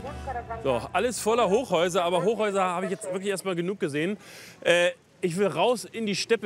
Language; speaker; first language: German; native; German